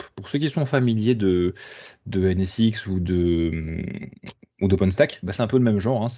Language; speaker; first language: French; native; French